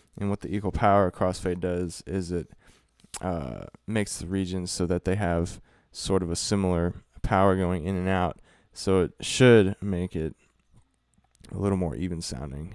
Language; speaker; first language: English; native; English